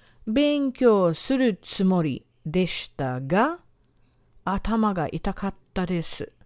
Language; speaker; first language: Japanese; non-native, fluent; English